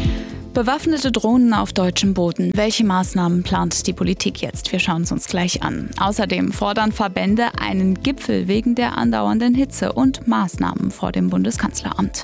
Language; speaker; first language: German; native; German